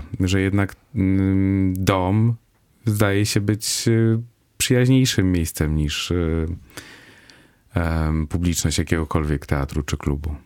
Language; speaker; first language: Polish; native; Polish